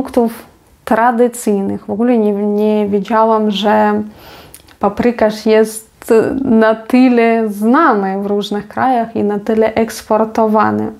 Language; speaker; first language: Polish; non-native, fluent; Ukrainian